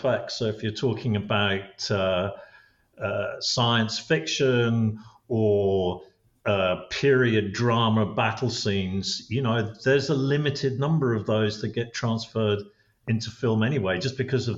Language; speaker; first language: English; native; English